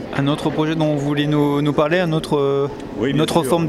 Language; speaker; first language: French; native; French